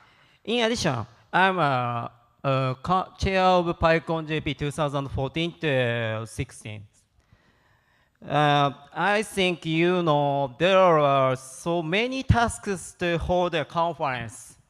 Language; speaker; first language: English; non-native, learner; Japanese